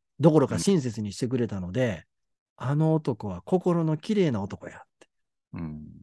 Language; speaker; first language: Japanese; native; Japanese